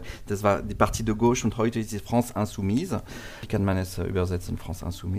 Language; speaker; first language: German; non-native, learner; French